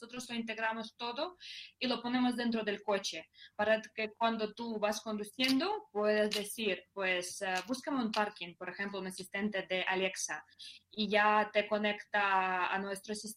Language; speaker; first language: Spanish; non-native, fluent; Russian